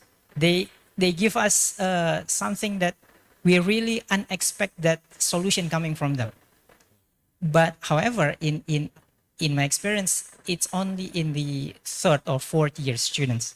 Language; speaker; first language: English; non-native, fluent; Indonesian